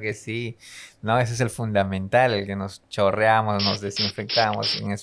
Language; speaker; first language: Spanish; native; Spanish